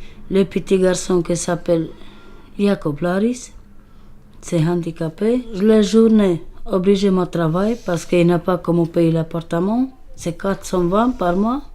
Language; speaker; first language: French; non-native, learner; Romanian